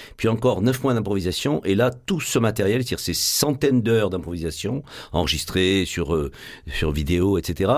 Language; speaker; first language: French; native; French